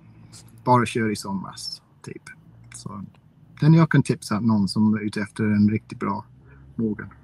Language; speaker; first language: Swedish; non-native, fluent; English